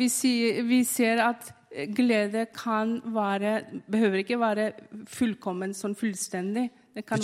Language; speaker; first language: Norwegian; non-native, fluent; Polish